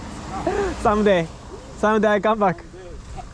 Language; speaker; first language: English; non-native, learner; Japanese